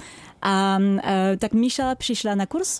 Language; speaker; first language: Czech; non-native, fluent; French